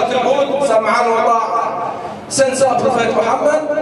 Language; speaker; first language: Swedish; early bilingual, other home language; Arabic